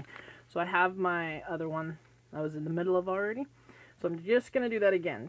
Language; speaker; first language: English; native; English